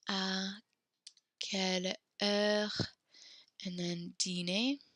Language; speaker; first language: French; non-native, fluent; English